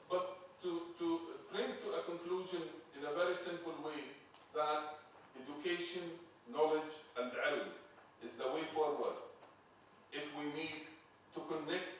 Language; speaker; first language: English; non-native, fluent; Arabic